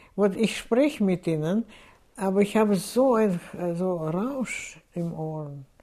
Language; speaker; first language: German; non-native, fluent; Russian